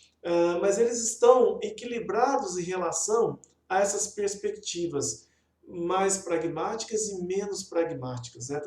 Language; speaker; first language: Portuguese; native; Portuguese